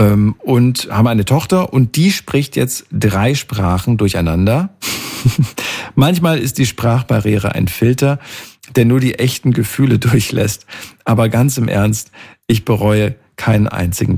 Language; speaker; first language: German; native; German